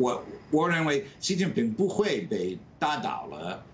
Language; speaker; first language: Chinese; non-native, fluent; English